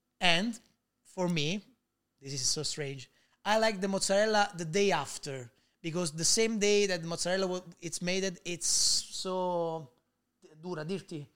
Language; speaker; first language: English; non-native, learner; Italian